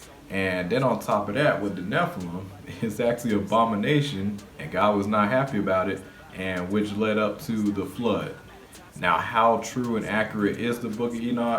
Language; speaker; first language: English; native; English